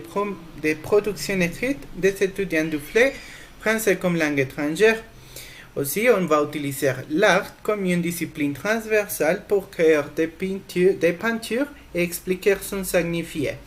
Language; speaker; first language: French; non-native, fluent; Spanish